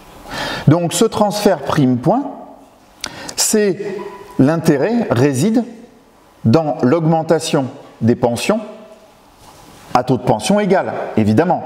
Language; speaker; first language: French; native; French